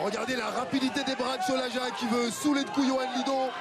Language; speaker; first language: French; native; French